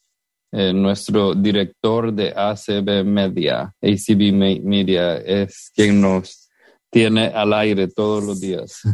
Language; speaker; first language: Spanish; native; Spanish